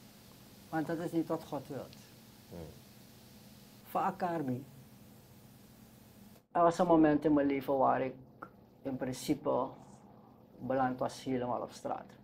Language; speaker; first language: Dutch; non-native, local second language; Sranan Tongo